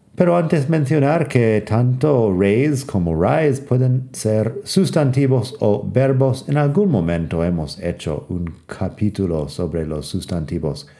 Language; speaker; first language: Spanish; non-native, fluent; English